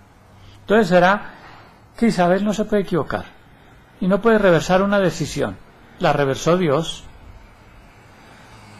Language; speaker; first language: Spanish; native; Spanish